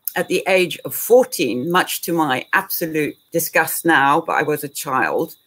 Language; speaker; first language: English; native; English